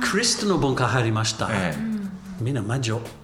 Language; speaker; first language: Japanese; non-native, learner; English